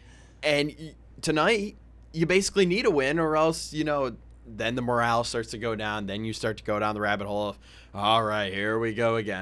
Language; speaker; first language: English; native; English